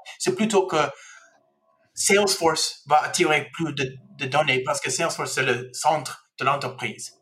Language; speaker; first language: French; non-native, fluent; English